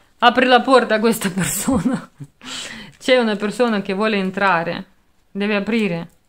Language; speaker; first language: Italian; non-native, fluent; Russian